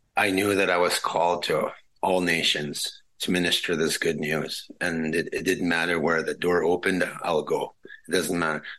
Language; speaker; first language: English; non-native, fluent; Cree